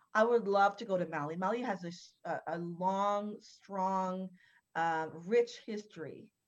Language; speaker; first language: English; native; English